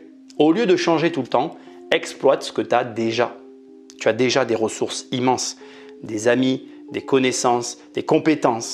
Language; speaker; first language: French; native; French